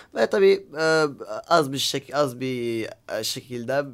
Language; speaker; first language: Turkish; non-native, learner; Arabic